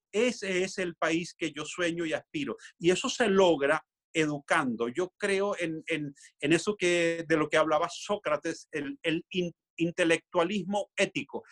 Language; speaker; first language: Spanish; native; Spanish